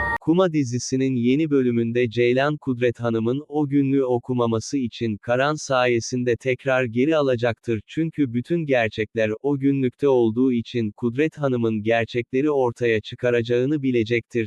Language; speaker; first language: Turkish; native; Turkish